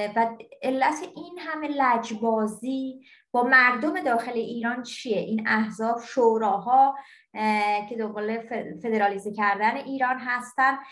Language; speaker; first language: Persian; non-native, local second language; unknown